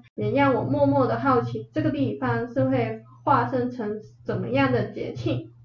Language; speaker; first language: Chinese; non-native, fluent; Cantonese